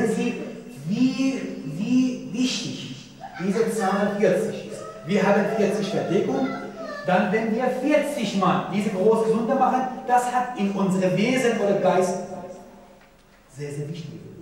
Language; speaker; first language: German; non-native, fluent; Persian